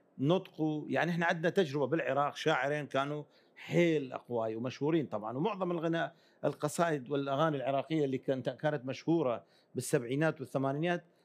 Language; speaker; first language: Arabic; early bilingual, other home language; Kurdish